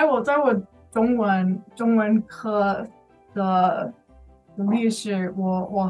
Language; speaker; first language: Chinese; non-native, learner; English